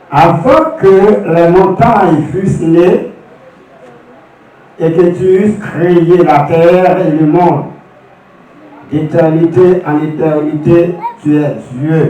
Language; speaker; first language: French; non-native, local second language; Haitian Creole